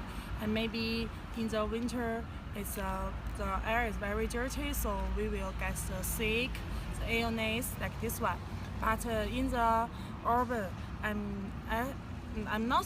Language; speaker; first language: English; non-native, learner; Chinese